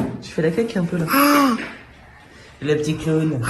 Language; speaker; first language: French; native; French